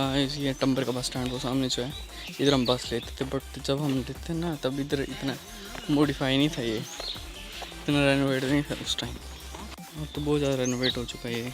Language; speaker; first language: Hindi; native; Hindi